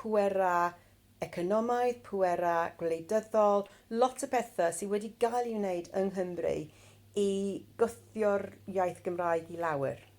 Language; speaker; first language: Welsh; non-native, fluent; English